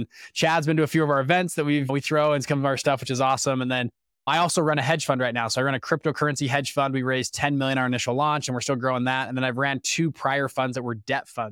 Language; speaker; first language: English; native; English